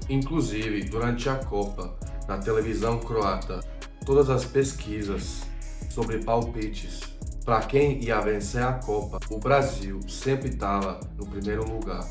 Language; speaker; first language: Portuguese; non-native, fluent; Croatian